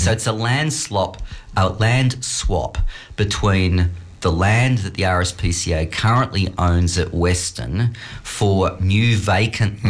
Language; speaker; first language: English; native; English